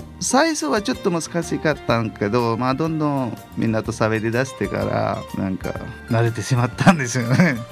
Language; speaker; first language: Japanese; non-native, fluent; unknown